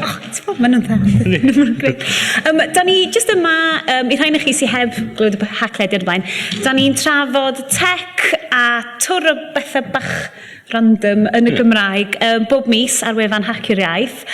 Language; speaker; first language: Welsh; native; Welsh